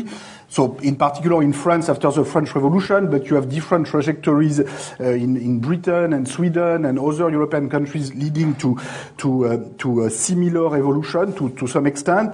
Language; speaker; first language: English; non-native, fluent; French